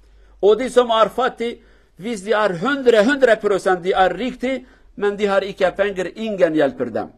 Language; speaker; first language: Norwegian; non-native, learner; Kurdish